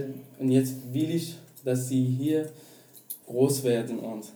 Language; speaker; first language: German; non-native, learner; Persian